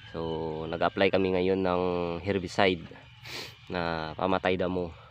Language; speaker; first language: Filipino; non-native, local second language; Hiligaynon